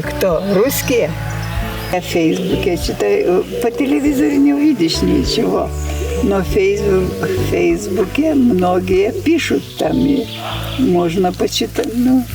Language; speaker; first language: Russian; non-native, learner; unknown